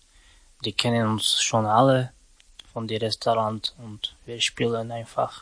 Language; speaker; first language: German; non-native, learner; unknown